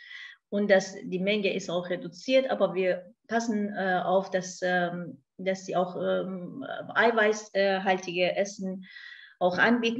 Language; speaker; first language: German; non-native, fluent; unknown